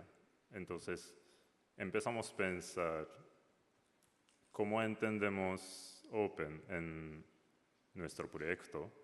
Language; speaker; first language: Spanish; non-native, learner; Japanese